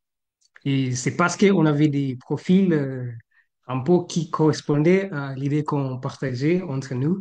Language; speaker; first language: French; non-native, fluent; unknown